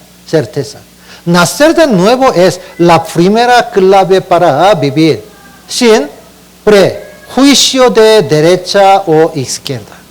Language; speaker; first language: Spanish; non-native, learner; Korean